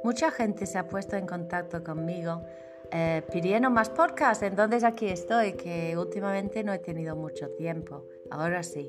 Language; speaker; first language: Spanish; non-native, fluent; English